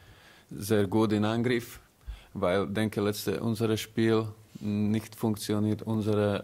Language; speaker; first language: German; non-native, learner; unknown